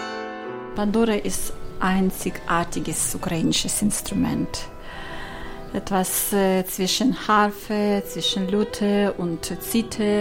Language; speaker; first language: German; non-native, learner; Ukrainian